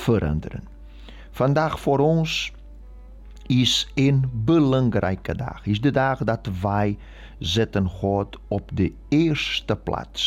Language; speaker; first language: Dutch; non-native, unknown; Portuguese